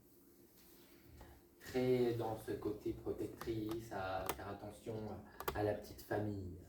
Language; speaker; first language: French; native; French